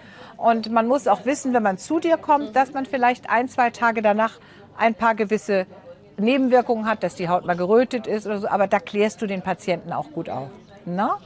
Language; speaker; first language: German; native; German